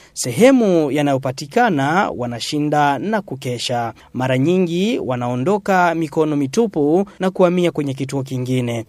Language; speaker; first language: Swahili; non-native, local second language; Rundi